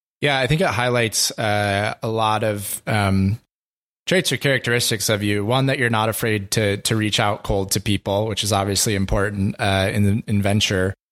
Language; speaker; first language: English; native; English